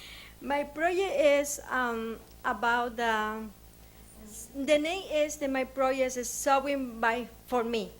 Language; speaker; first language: English; non-native, learner; Spanish